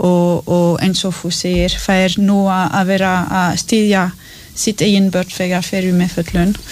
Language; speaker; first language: Icelandic; non-native, learner; French